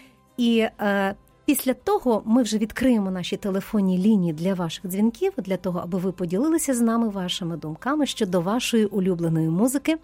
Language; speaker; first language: Ukrainian; native; Ukrainian